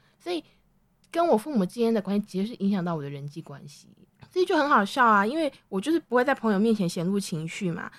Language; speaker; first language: Chinese; native; Chinese